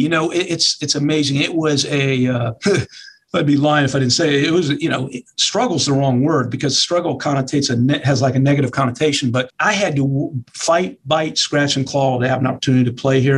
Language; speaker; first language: English; native; English